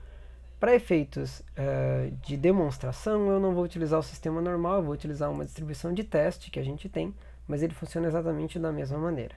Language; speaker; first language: Portuguese; native; Portuguese